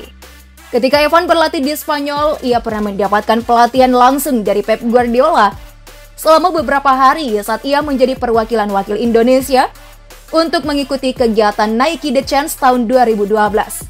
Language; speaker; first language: Indonesian; native; Indonesian